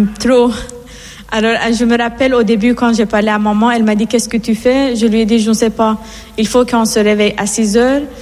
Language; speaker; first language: French; non-native, fluent; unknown